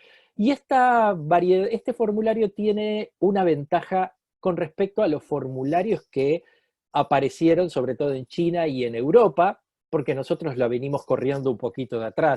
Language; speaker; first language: Spanish; native; Spanish